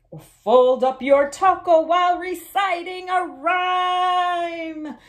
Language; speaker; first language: English; early bilingual, other home language; Spanish